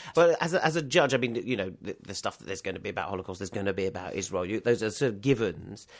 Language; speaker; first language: English; native; English